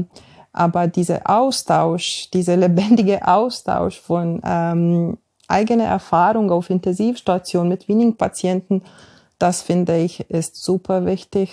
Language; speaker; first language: German; non-native, fluent; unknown